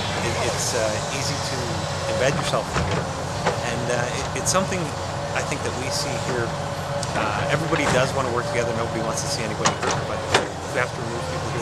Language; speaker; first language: English; native; English